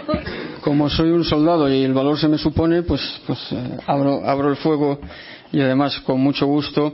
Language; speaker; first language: Spanish; native; Spanish